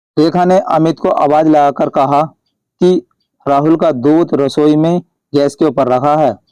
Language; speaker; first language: Hindi; native; Hindi